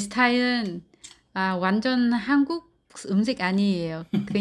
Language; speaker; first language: Korean; non-native, learner; Vietnamese